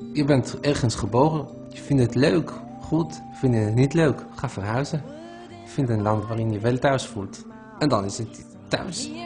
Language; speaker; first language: Dutch; non-native, fluent; Hebrew